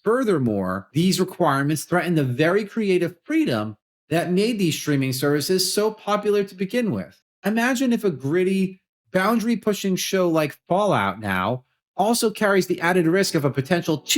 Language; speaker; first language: English; native; English